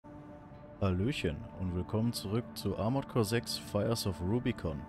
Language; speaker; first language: German; native; German